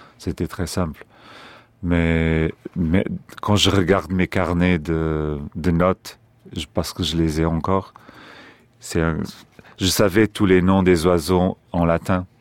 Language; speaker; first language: French; non-native, fluent; Portuguese